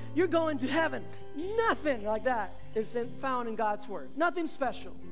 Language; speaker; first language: English; early bilingual, other home language; Spanish